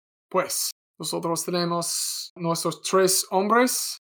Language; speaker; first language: Spanish; non-native, learner; English